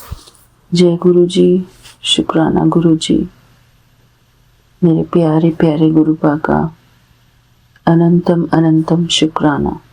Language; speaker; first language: Hindi; native; Hindi